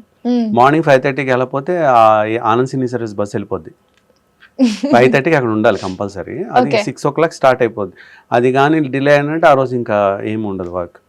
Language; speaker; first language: Telugu; native; Telugu